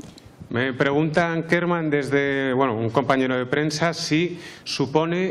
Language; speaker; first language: Spanish; native; Spanish